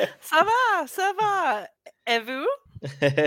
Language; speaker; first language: French; non-native, learner; English